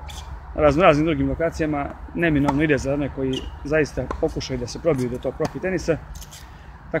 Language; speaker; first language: Serbian; native; Serbian